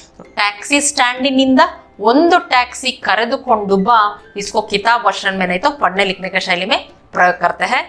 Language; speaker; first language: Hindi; non-native, local second language; Kannada